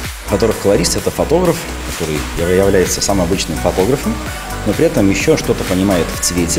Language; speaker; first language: Russian; native; Russian